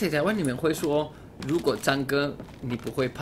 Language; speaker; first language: Chinese; non-native, fluent; English